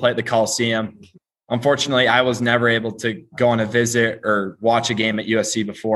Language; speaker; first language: English; native; English